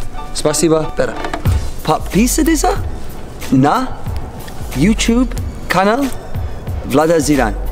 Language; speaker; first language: Russian; non-native, learner; English